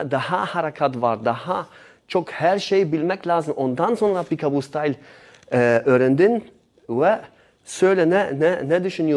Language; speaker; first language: Turkish; non-native, learner; Polish